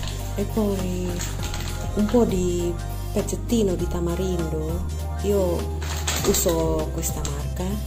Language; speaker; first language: Italian; non-native, learner; Indonesian